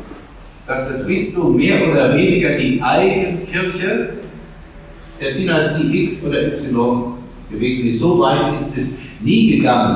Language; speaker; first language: German; native; German